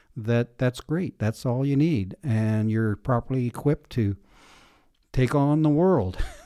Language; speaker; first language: English; native; English